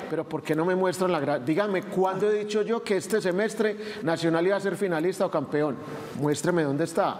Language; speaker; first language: Spanish; native; Spanish